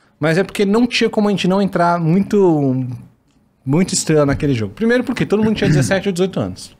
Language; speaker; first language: Portuguese; native; Portuguese